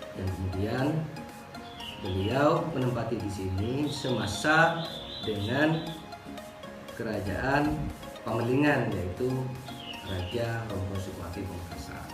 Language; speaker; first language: Indonesian; non-native, local second language; Madurese